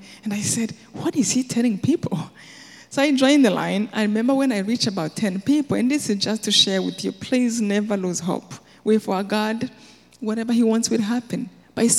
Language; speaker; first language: English; non-native, local second language; Kinyarwanda